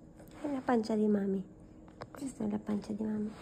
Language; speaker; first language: Italian; non-native, fluent; Filipino